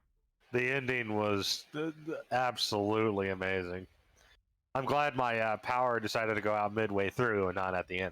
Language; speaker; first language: English; native; English